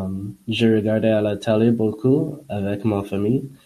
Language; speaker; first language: French; non-native, learner; English